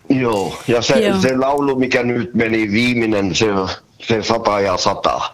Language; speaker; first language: Finnish; early bilingual, heritage; Finnish